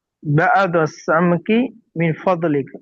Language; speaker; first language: Arabic; non-native, learner; Tamil